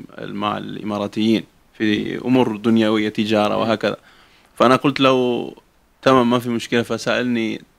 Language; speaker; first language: Arabic; non-native, fluent; Spanish